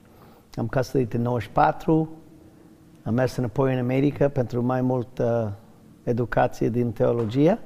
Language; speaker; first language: Romanian; non-native, learner; English